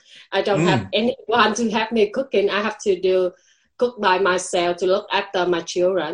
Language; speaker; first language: English; non-native, learner; Vietnamese